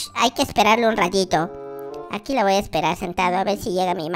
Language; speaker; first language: Spanish; native; Spanish